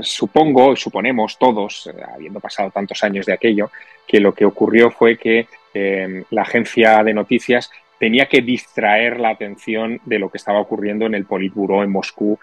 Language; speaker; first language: Spanish; native; Spanish